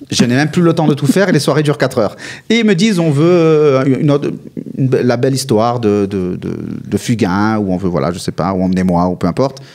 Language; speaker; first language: French; native; French